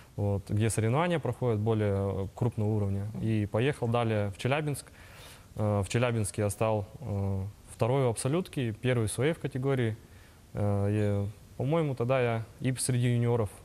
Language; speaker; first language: Russian; native; Russian